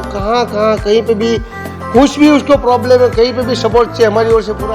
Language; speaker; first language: Hindi; non-native, local second language; Gujarati